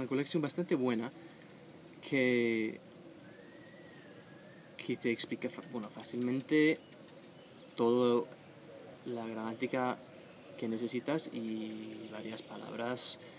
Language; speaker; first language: Spanish; non-native, fluent; English